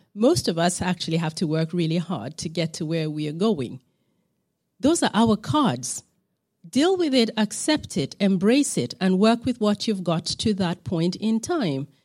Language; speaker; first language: English; non-native, local second language; Acoli